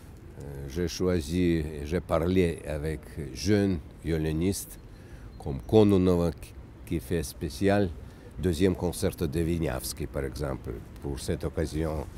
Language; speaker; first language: French; non-native, learner; Russian